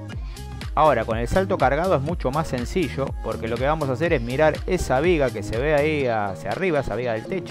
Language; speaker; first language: Spanish; native; Spanish